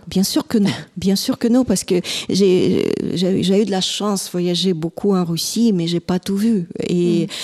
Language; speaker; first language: French; non-native, fluent; Russian